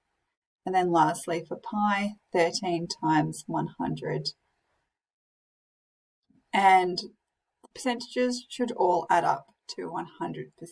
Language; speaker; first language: English; native; English